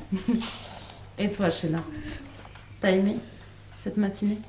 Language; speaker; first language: French; native; French